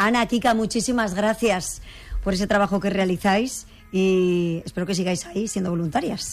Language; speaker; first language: Spanish; native; Spanish